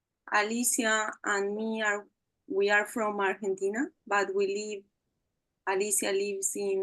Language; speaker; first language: English; non-native, learner; Spanish